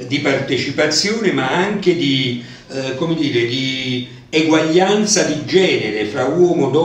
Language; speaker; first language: Italian; native; Italian